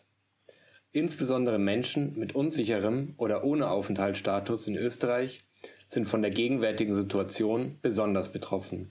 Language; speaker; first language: German; native; German